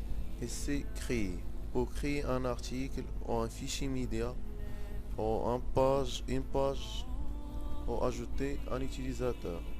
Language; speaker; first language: French; non-native, local second language; Arabic